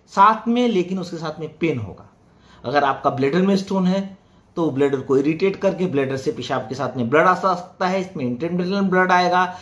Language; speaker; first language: Hindi; native; Hindi